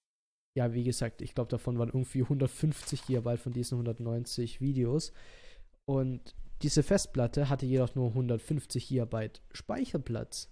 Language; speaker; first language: German; native; German